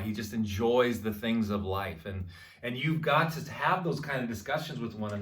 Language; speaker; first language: English; native; English